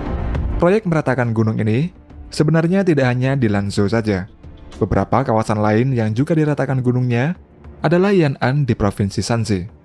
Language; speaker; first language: Indonesian; native; Indonesian